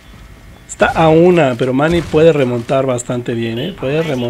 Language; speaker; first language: Spanish; native; Spanish